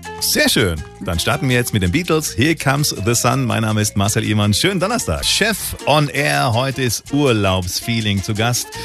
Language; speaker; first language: German; native; German